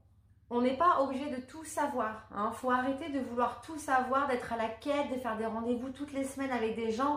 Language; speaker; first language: French; native; French